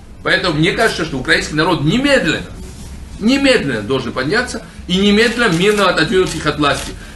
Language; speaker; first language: Russian; non-native, local second language; Georgian